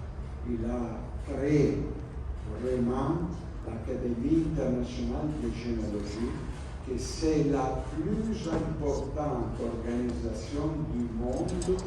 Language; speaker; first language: French; non-native, learner; Italian